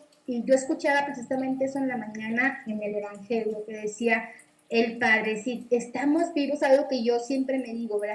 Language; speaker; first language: Spanish; native; Spanish